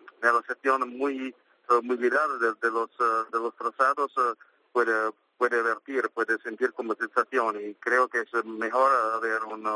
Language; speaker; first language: Spanish; non-native, learner; Italian